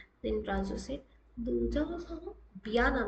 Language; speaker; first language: Korean; non-native, fluent; Hindi